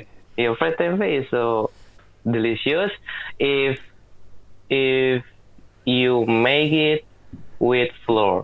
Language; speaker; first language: English; non-native, learner; Indonesian